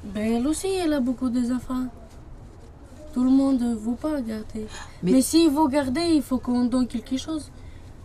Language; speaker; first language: French; non-native, learner; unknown